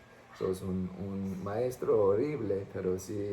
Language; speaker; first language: Spanish; non-native, fluent; English